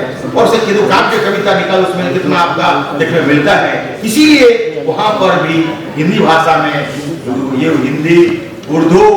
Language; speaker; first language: Hindi; non-native, local second language; Bangla